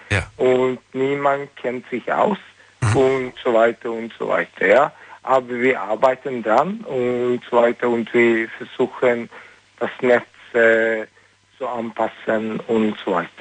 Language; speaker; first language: German; non-native, learner; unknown